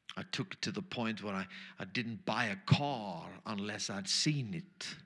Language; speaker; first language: English; non-native, fluent; German